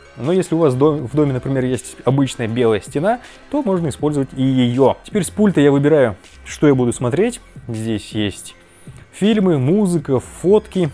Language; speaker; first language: Russian; native; Russian